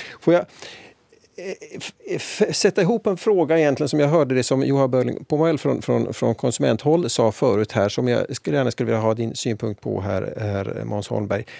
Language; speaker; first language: Swedish; native; Swedish